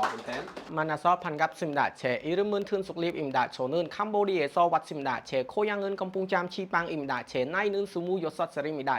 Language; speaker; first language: Korean; non-native, learner; Khmer